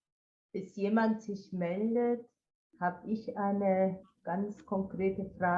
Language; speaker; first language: German; non-native, fluent; Spanish